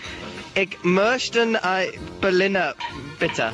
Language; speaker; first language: German; non-native, learner; English